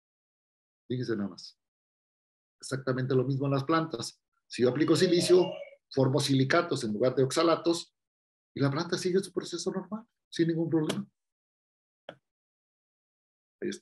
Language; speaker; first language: Spanish; native; Spanish